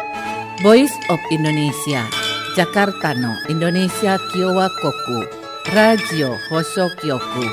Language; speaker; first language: Japanese; non-native, fluent; Indonesian